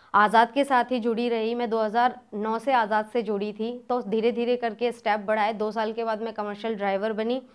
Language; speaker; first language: Hindi; native; Hindi